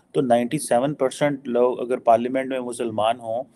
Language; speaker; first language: Urdu; native; Urdu